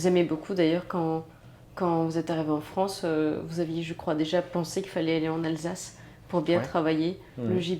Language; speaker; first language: French; native; French